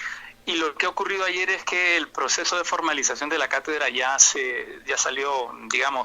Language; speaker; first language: Spanish; native; Spanish